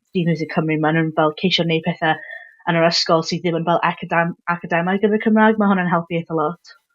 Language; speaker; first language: Welsh; non-native, local second language; English